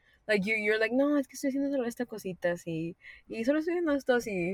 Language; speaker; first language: Spanish; early bilingual, heritage; Spanish